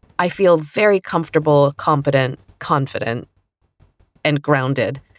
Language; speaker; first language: English; native; English